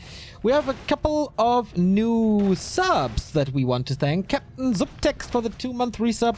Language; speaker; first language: English; non-native, fluent; German